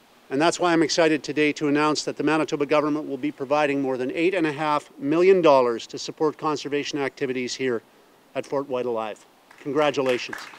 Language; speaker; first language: English; native; English